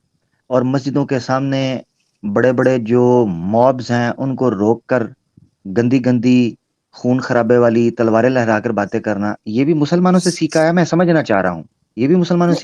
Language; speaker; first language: Hindi; native; Hindi